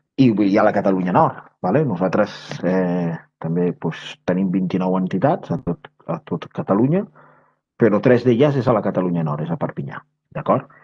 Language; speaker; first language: Catalan; native; Catalan